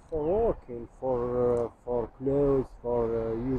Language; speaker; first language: English; non-native, learner; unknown